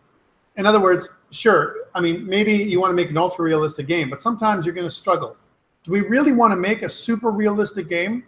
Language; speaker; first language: English; native; English